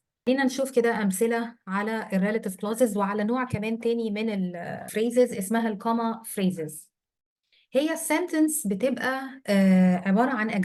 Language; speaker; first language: Arabic; native; Arabic